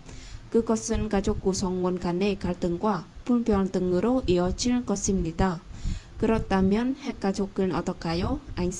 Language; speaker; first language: Korean; non-native, fluent; Vietnamese